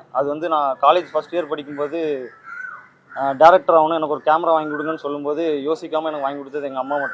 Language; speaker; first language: Tamil; native; Tamil